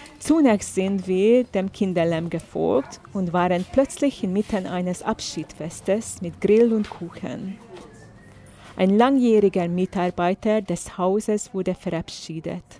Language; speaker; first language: German; non-native, fluent; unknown